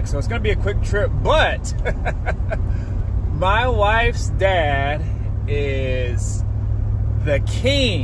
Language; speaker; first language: English; native; English